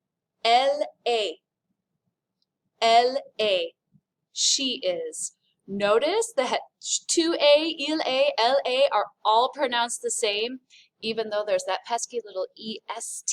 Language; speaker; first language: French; non-native, fluent; English